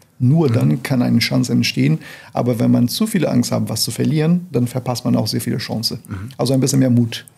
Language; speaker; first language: German; non-native, fluent; Portuguese